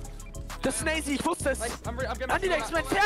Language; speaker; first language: German; native; German